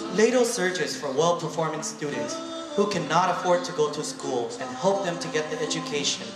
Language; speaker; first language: English; early bilingual, other home language; Vietnamese